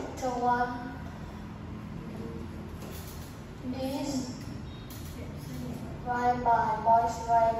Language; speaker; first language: English; non-native, learner; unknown